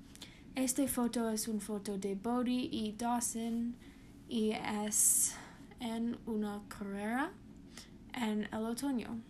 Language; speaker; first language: Spanish; non-native, learner; English